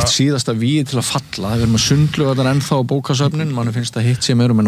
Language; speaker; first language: Icelandic; native; Icelandic